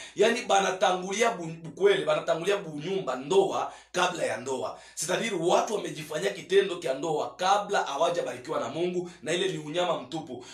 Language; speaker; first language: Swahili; native; Swahili